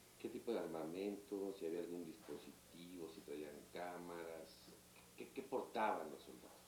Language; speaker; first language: Spanish; native; Spanish